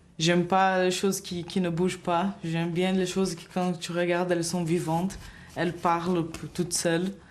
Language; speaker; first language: French; non-native, fluent; Portuguese